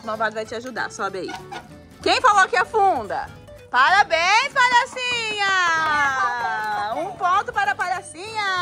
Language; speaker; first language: Portuguese; native; Portuguese